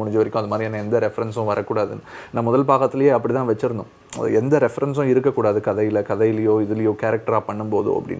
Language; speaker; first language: Tamil; native; Tamil